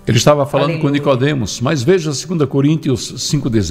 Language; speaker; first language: Portuguese; native; Portuguese